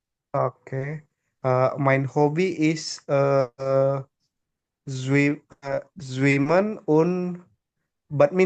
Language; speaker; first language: German; non-native, learner; Indonesian